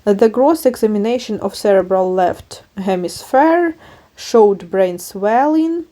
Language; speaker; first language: English; non-native, learner; Ukrainian